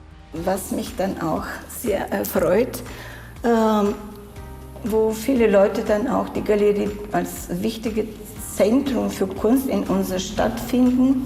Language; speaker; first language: German; non-native, fluent; Bulgarian